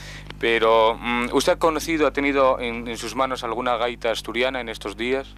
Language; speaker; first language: Spanish; native; Spanish